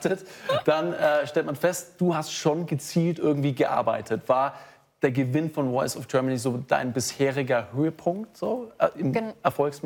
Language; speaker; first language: German; native; German